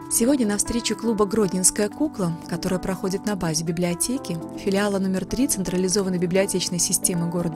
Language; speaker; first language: Russian; native; Russian